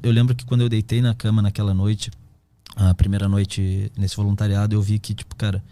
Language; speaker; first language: Portuguese; native; Portuguese